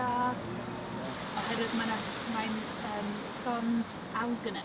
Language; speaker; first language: Welsh; non-native, fluent; English